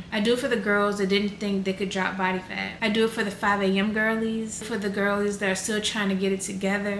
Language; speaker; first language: English; native; English